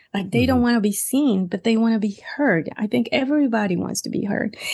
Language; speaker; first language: English; non-native, fluent; Spanish